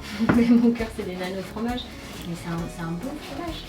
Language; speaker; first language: French; native; French